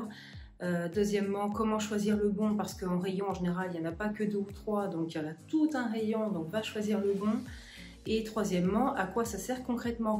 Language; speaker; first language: French; native; French